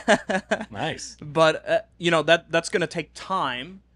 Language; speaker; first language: English; non-native, fluent; Norwegian